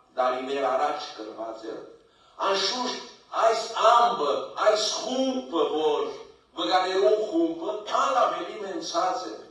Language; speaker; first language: Armenian; early bilingual, heritage; Armenian